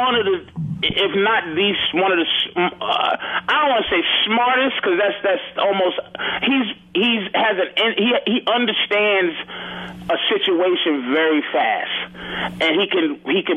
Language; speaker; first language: English; native; English